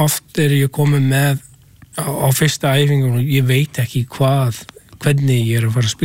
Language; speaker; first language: Icelandic; non-native, learner; English